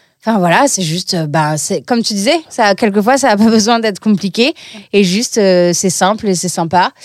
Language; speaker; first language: French; native; French